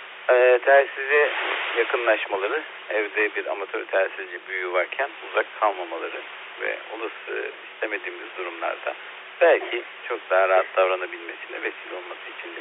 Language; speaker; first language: Turkish; native; Turkish